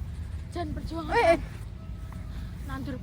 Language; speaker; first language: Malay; non-native, local second language; Javanese